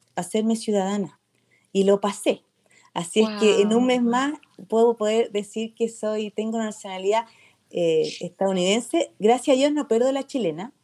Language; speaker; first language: Spanish; native; Spanish